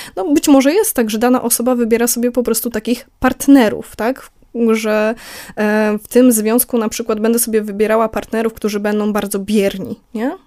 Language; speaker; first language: Polish; native; Polish